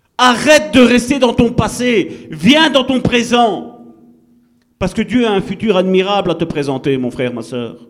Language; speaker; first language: French; non-native, fluent; Italian